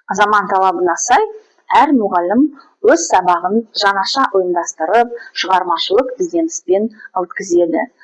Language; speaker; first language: Kazakh; non-native, local second language; Russian